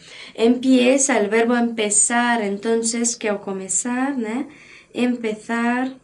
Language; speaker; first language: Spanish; non-native, fluent; Portuguese